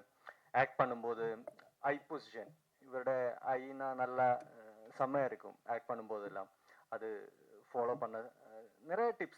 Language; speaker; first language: Tamil; non-native, fluent; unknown